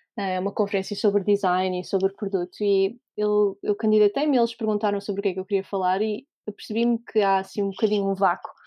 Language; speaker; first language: Portuguese; native; Portuguese